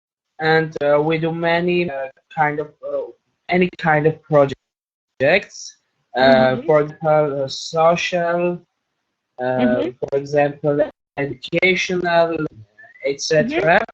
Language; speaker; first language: English; non-native, learner; Armenian